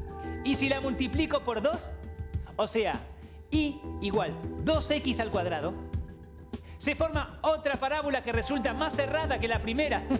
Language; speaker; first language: Spanish; native; Spanish